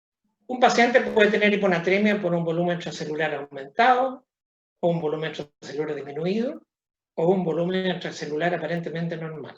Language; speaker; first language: Spanish; native; Spanish